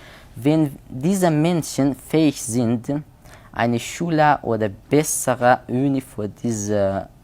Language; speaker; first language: German; non-native, learner; Hazaragi